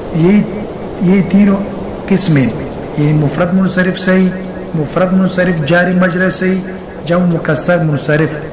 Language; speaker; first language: Urdu; non-native, local second language; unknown